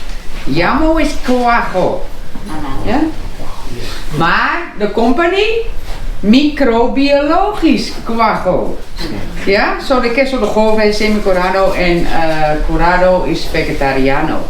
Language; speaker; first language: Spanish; non-native, learner; Dutch